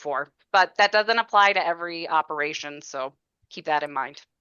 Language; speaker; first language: English; native; English